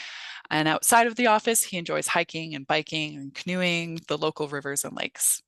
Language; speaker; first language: English; native; English